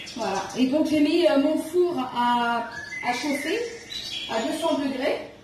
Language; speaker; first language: French; non-native, local second language; Arabic